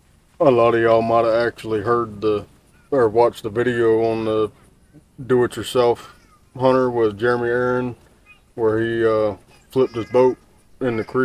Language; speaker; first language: English; native; English